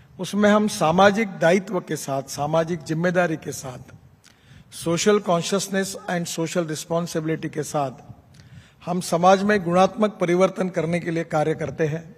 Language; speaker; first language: Hindi; non-native, local second language; Marathi